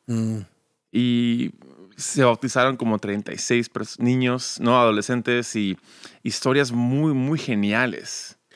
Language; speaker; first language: Spanish; early bilingual, other home language; English